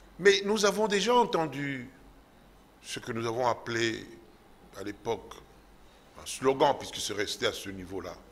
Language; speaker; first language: French; non-native, local second language; Lingala